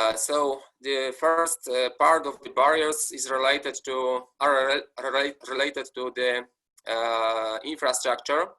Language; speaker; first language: English; non-native, fluent; Polish